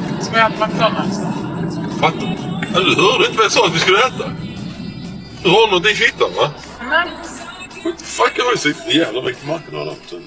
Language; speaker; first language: Swedish; native; Swedish